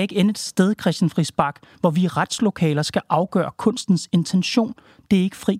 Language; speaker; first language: Danish; native; Danish